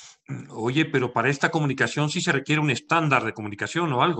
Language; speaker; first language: Spanish; native; Spanish